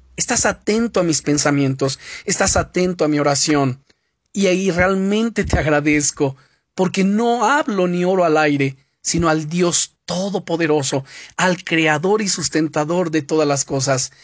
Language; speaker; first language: Spanish; native; Spanish